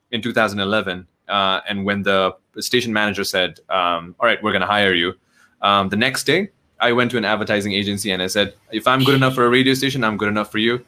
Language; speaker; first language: English; non-native, local second language; Nepali